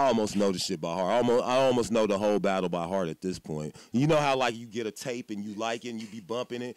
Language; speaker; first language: English; native; English